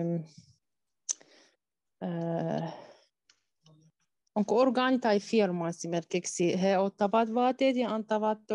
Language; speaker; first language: Finnish; non-native, learner; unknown